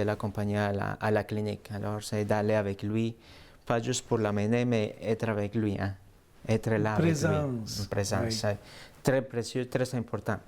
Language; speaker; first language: French; native; French